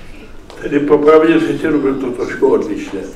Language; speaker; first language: Czech; early bilingual, other home language; German